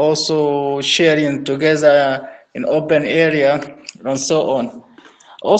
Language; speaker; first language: English; non-native, learner; Arabic